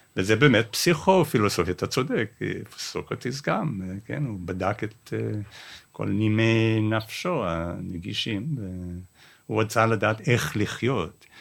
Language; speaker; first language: Hebrew; non-native, fluent; English